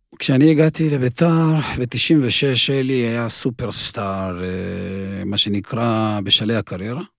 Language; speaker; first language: Hebrew; non-native, fluent; Russian